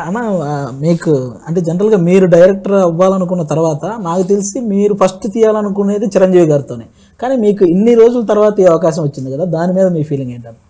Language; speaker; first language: Telugu; native; Telugu